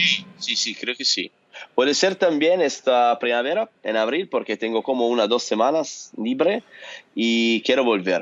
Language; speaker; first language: Spanish; non-native, fluent; Italian